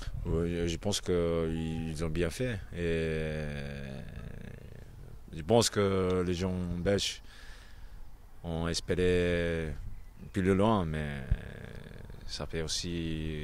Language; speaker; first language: French; non-native, learner; Japanese